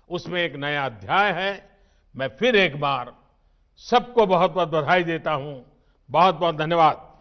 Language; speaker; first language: Hindi; non-native, local second language; Gujarati